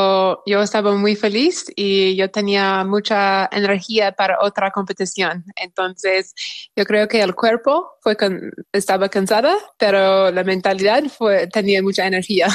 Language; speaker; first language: Spanish; non-native, learner; English